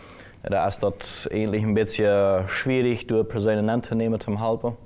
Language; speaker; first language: German; non-native, local second language; Plautdietsch